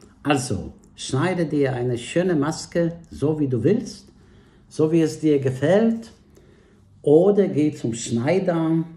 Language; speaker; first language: German; non-native, fluent; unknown